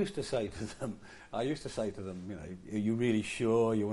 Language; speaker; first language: English; native; English